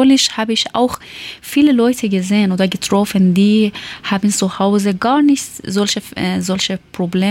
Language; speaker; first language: German; non-native, learner; Persian